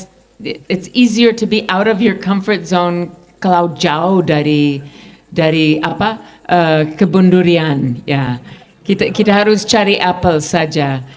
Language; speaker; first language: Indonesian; non-native, fluent; English